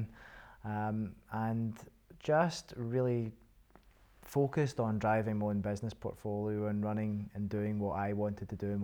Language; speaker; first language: English; native; English